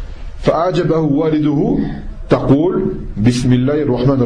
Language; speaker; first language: Arabic; non-native, fluent; French